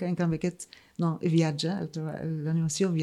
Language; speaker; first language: Catalan; non-native, fluent; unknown